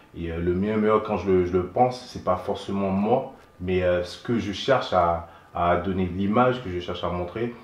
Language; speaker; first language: French; non-native, local second language; Haitian Creole